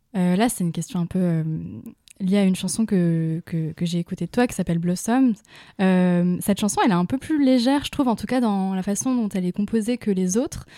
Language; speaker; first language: French; native; French